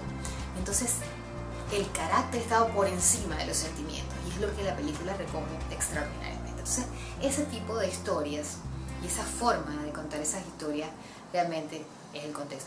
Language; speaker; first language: Spanish; native; Spanish